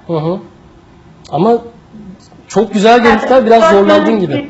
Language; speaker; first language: Turkish; native; Turkish